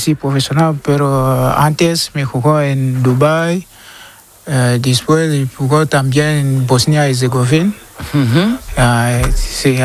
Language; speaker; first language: Spanish; non-native, learner; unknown